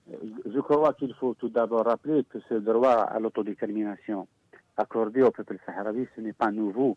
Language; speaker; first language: French; non-native, local second language; Arabic